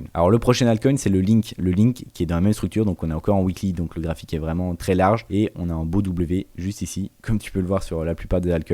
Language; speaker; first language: French; native; French